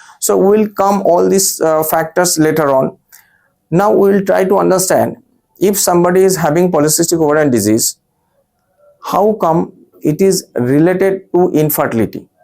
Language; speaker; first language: English; non-native, local second language; Bangla